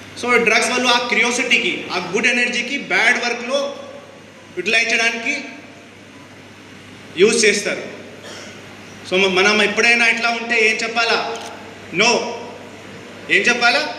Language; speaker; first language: Telugu; non-native, fluent; Hindi